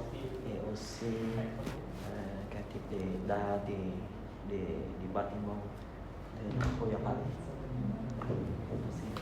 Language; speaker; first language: French; non-native, learner; Khmer